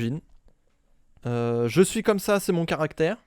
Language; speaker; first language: French; native; French